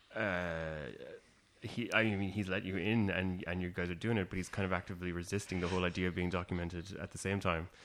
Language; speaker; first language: English; native; English